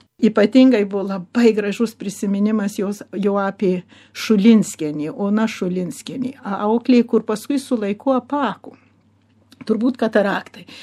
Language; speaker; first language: Lithuanian; early bilingual, heritage; Lithuanian